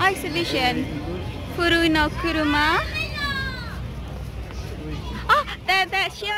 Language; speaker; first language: Japanese; non-native, learner; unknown